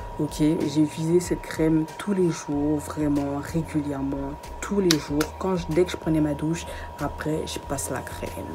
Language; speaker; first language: French; early bilingual, other home language; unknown